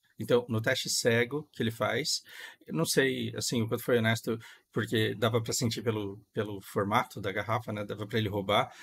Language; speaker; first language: Portuguese; native; Portuguese